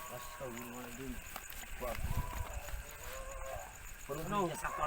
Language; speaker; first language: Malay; non-native, local second language; Javanese